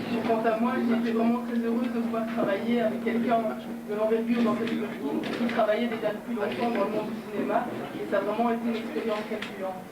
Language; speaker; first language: French; native; French